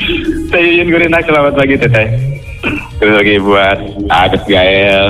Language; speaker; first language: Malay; non-native, local second language; Sundanese